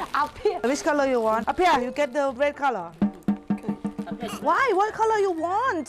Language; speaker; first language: English; non-native, learner; Thai